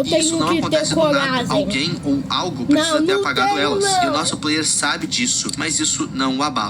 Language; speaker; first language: Portuguese; native; Portuguese